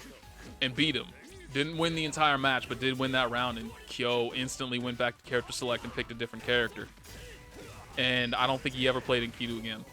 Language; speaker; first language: English; native; English